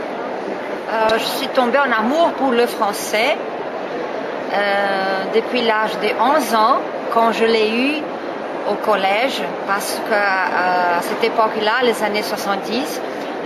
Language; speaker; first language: French; non-native, fluent; Portuguese